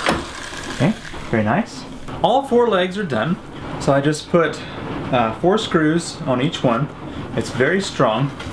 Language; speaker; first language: English; native; English